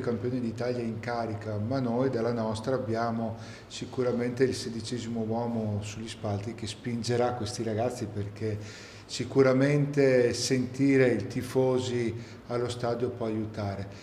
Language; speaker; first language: Italian; native; Italian